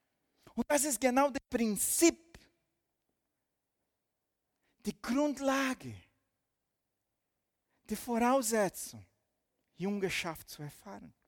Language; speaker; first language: German; non-native, fluent; Portuguese